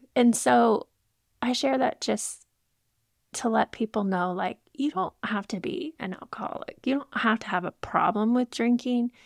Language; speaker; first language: English; native; English